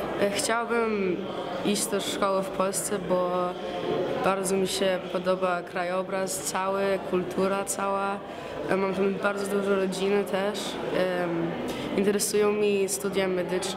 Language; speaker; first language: Polish; early bilingual, heritage; Polish